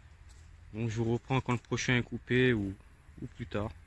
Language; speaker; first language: French; native; French